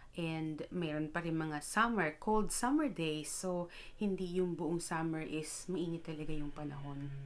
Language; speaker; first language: Filipino; native; Filipino